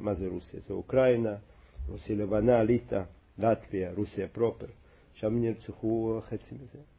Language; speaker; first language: Hebrew; non-native, fluent; Russian